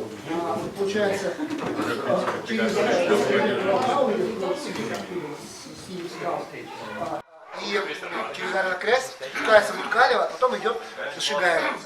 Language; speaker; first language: Russian; non-native, local second language; Bashkir